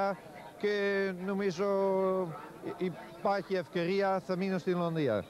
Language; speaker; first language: Greek; non-native, learner; Dutch